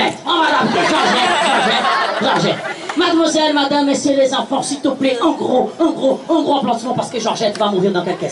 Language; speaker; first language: French; non-native, fluent; Portuguese